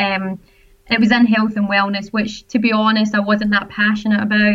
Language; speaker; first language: English; native; English